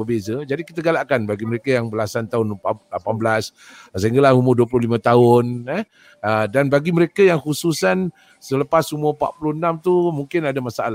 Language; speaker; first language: Malay; native; Malay